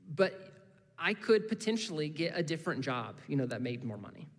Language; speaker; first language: English; native; English